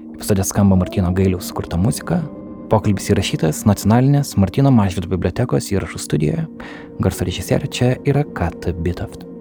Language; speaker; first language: Lithuanian; early bilingual, heritage; Lithuanian